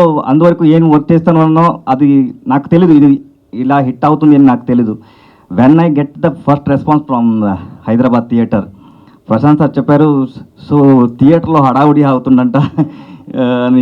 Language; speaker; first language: Telugu; non-native, learner; Kannada